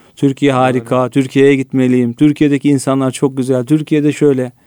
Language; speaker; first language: Turkish; native; Turkish